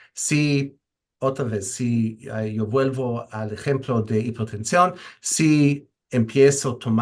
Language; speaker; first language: Spanish; non-native, fluent; English